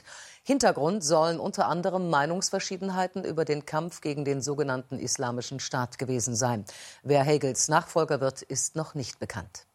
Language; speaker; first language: German; native; German